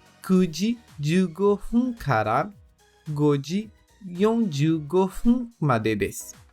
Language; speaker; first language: Japanese; non-native, learner; Portuguese